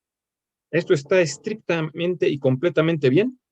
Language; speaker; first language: Spanish; native; Spanish